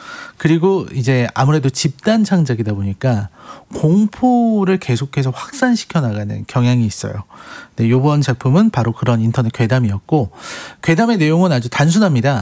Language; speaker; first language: Korean; native; Korean